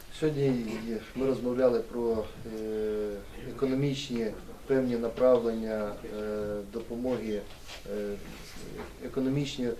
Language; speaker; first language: Ukrainian; native; Ukrainian